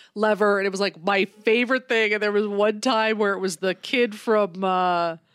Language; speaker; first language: English; native; English